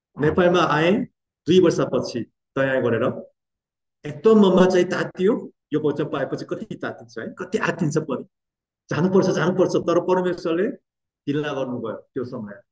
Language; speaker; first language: Nepali; non-native, fluent; Korean